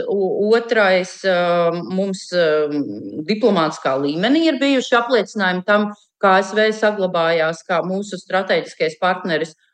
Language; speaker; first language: Latvian; native; Latvian